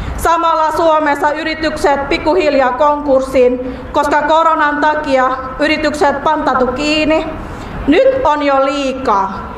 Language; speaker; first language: Finnish; non-native, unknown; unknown